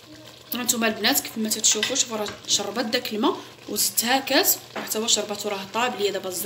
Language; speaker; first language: Arabic; native; Arabic